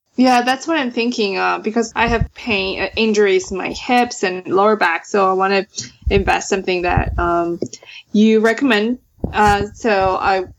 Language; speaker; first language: English; non-native, fluent; Chinese